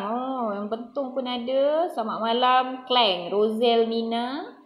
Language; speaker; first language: Malay; non-native, local second language; Tamil